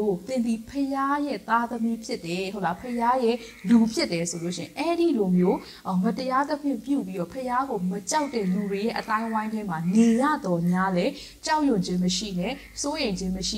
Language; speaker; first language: Burmese; native; Burmese